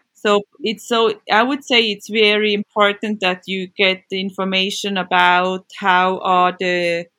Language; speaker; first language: English; non-native, fluent; Swiss German